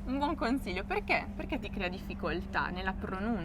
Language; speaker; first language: Italian; native; Italian